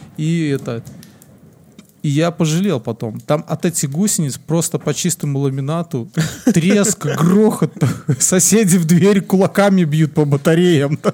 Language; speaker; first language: Russian; native; Russian